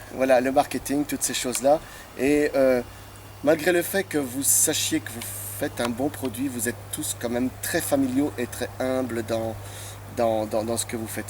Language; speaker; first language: French; native; French